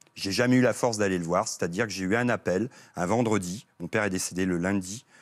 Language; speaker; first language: French; native; French